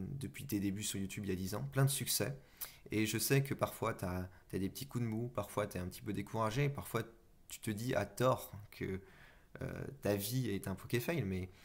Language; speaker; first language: French; native; French